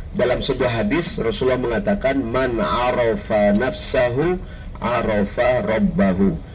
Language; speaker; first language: Indonesian; native; Indonesian